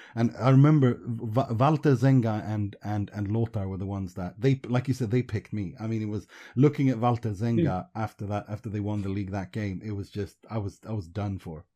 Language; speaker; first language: English; early bilingual, other home language; Persian